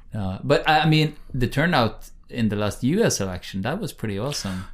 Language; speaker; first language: English; non-native, fluent; Norwegian